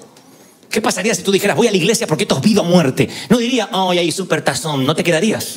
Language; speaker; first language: Spanish; native; Spanish